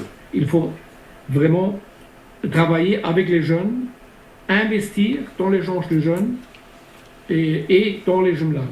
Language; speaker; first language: French; non-native, fluent; German